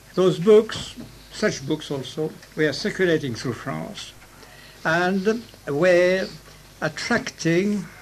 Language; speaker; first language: English; non-native, fluent; French